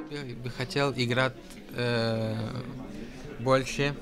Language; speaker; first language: Russian; non-native, learner; French